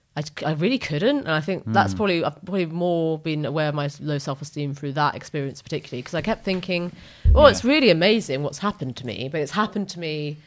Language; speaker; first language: English; native; English